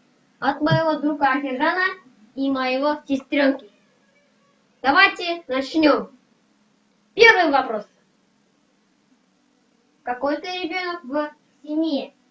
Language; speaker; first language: Russian; non-native, local second language; Kazakh